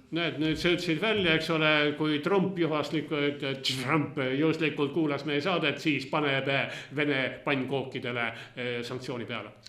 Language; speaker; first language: Estonian; non-native, local second language; Russian